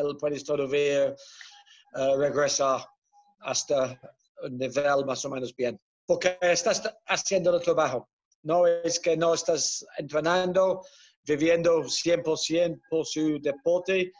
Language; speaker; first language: Spanish; non-native, fluent; Dutch